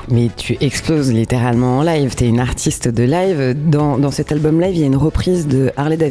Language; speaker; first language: French; native; French